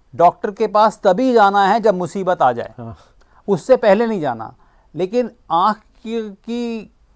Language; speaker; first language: Hindi; native; Hindi